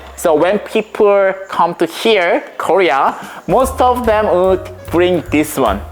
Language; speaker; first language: English; non-native, learner; Korean